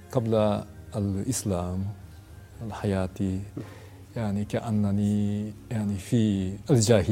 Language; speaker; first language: Arabic; non-native, fluent; Japanese